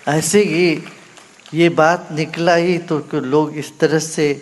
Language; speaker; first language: Hindi; non-native, local second language; Kannada